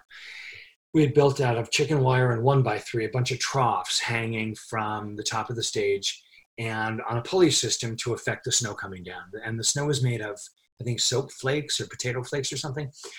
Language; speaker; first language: English; native; English